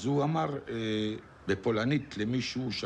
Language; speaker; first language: Hebrew; non-native, fluent; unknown